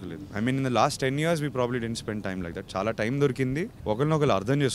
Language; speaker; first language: Telugu; native; Telugu